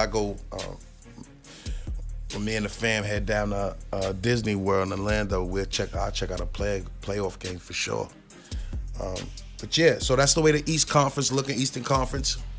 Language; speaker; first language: English; native; English